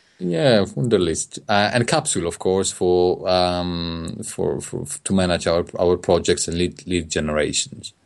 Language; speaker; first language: English; non-native, fluent; Polish